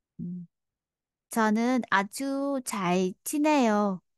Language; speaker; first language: Korean; non-native, fluent; Vietnamese